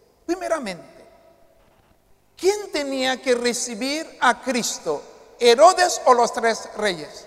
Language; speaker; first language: Spanish; non-native, fluent; Haitian Creole